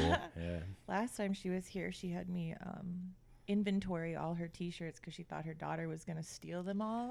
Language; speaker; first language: English; early bilingual, other home language; Romanian